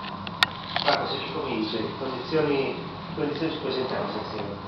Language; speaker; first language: Italian; native; Italian